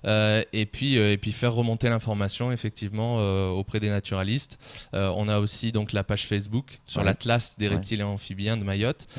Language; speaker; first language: French; native; French